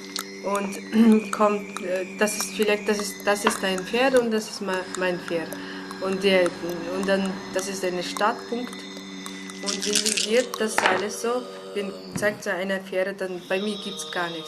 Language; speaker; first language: German; non-native, learner; Mongolian